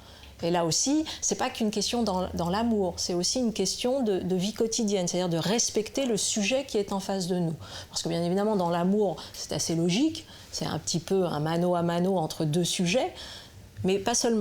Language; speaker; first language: French; native; French